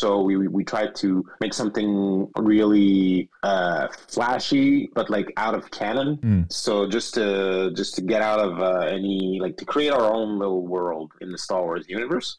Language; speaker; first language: English; non-native, fluent; French